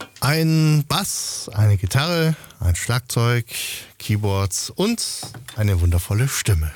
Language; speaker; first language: German; native; German